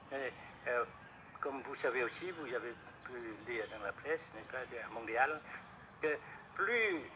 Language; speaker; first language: French; non-native, local second language; Vietnamese